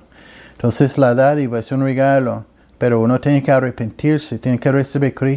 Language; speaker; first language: Spanish; non-native, learner; English